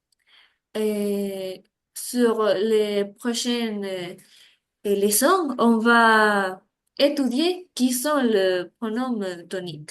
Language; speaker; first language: French; non-native, learner; Spanish